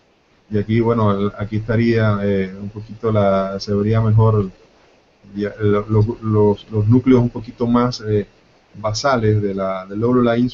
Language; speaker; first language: Spanish; native; Spanish